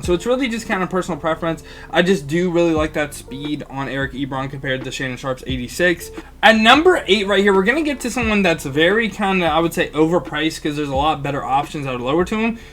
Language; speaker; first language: English; native; English